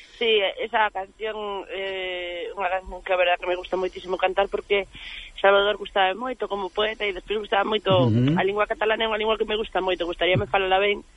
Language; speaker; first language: Galician; native; Galician